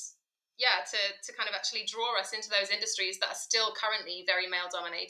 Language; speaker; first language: English; native; English